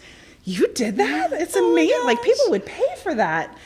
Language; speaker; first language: English; native; English